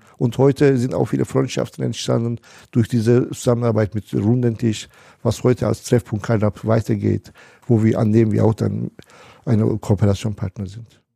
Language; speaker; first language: German; non-native, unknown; Turkish